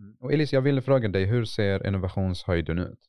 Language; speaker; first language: Swedish; non-native, fluent; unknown